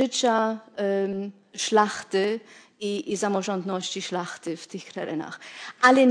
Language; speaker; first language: Polish; non-native, fluent; German